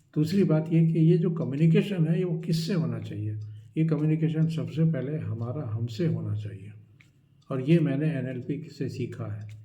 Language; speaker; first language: Hindi; non-native, local second language; Marathi